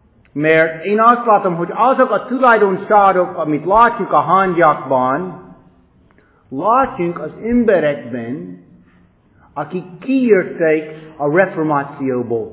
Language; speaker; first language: Hungarian; non-native, fluent; English